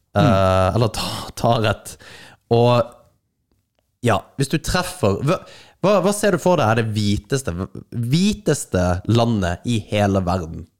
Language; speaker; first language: Norwegian; native; Norwegian